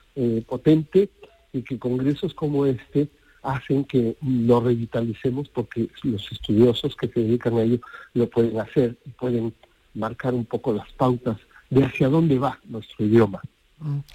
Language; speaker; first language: Spanish; native; Spanish